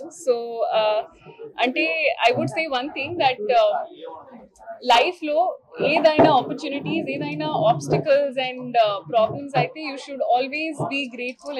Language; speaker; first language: Telugu; non-native, fluent; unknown